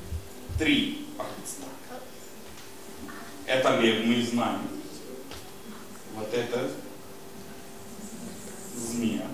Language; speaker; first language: Russian; non-native, learner; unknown